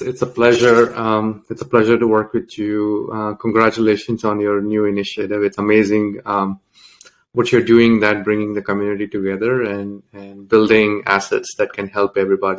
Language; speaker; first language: English; non-native, local second language; Tamil